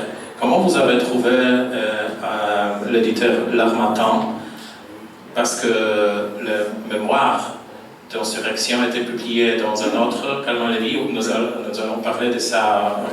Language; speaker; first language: French; non-native, fluent; Polish